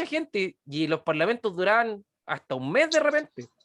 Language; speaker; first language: Spanish; native; Spanish